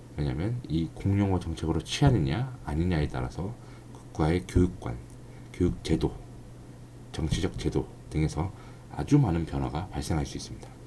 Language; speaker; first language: Korean; native; Korean